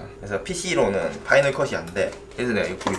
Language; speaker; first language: Korean; native; Korean